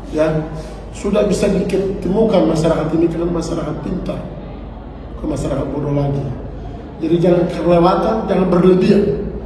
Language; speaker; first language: Indonesian; native; Indonesian